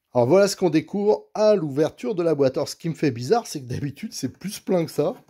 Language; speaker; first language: French; native; French